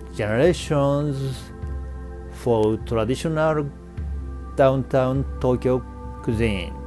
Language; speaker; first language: English; non-native, learner; Japanese